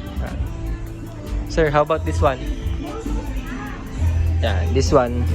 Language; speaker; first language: English; non-native, local second language; Filipino